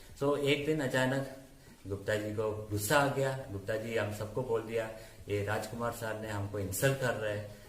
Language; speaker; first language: Hindi; non-native, local second language; Malayalam